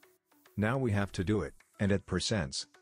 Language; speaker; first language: English; non-native, fluent; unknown